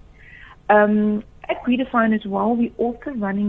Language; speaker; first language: English; native; English